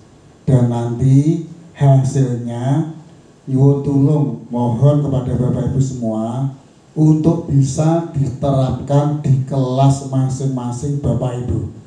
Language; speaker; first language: Indonesian; native; Indonesian